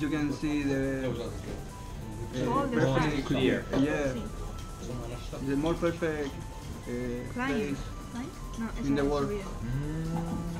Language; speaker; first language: English; non-native, learner; Spanish